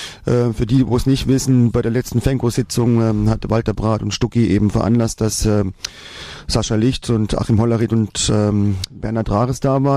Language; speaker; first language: German; native; German